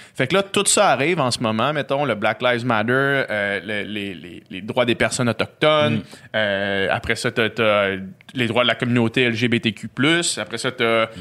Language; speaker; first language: French; native; French